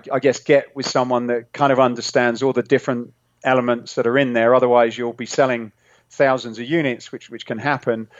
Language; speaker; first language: English; native; English